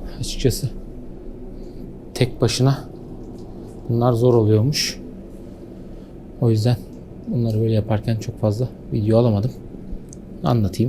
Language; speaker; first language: Turkish; native; Turkish